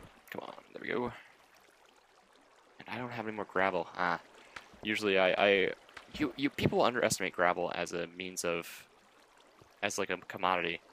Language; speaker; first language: English; native; English